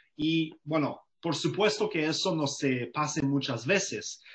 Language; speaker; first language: Spanish; non-native, fluent; English